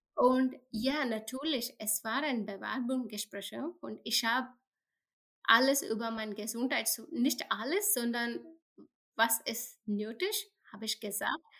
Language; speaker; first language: German; non-native, learner; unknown